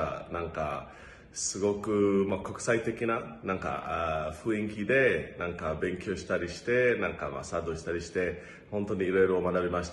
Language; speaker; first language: Japanese; non-native, fluent; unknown